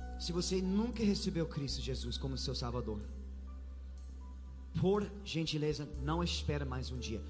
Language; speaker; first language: Portuguese; non-native, fluent; English